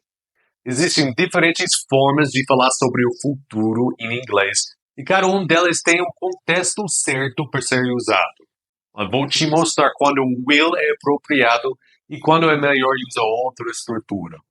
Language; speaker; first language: Portuguese; non-native, fluent; English